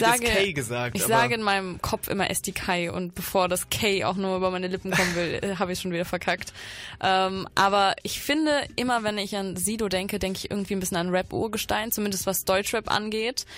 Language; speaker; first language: German; native; German